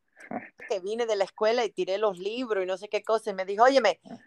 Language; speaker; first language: Spanish; native; Spanish